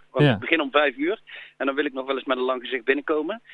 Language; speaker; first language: Dutch; native; Dutch